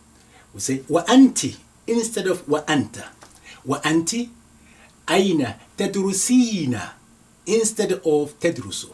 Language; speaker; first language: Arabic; non-native, fluent; Yoruba